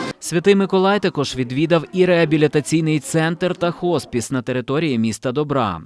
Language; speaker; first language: Ukrainian; native; Ukrainian